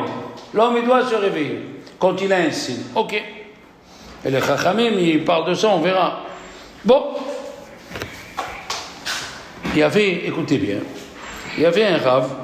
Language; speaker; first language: French; native; French